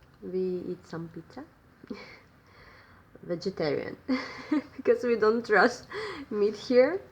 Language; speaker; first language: English; non-native, learner; Russian